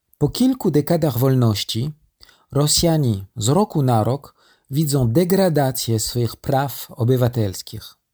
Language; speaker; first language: Polish; non-native, learner; French